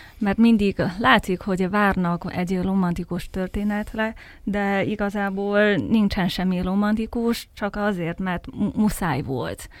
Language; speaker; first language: Hungarian; non-native, fluent; Chinese